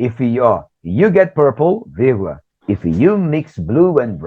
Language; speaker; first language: English; non-native, fluent; Portuguese